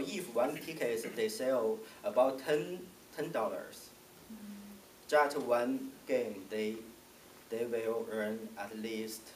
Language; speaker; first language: English; non-native, learner; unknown